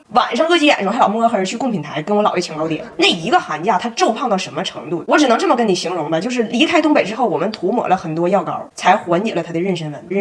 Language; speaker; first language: Chinese; native; Chinese